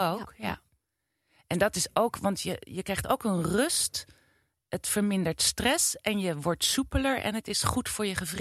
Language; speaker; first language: Dutch; native; Dutch